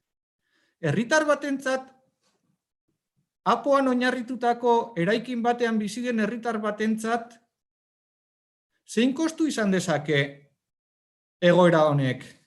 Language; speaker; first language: Basque; native; Basque